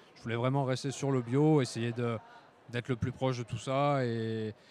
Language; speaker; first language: French; native; French